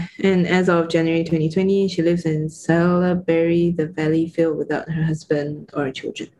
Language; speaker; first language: English; native; English